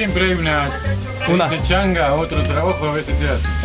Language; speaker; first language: Spanish; native; Spanish